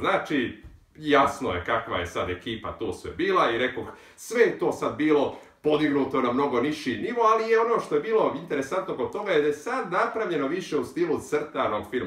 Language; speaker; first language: Serbian; native; Serbian